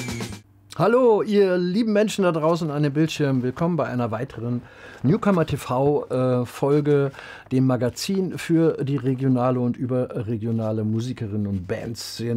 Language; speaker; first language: German; native; German